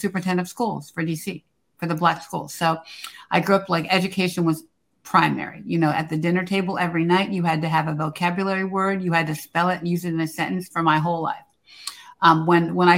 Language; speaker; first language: English; native; English